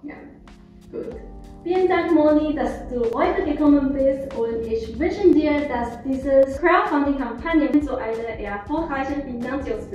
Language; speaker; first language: German; non-native, learner; Chinese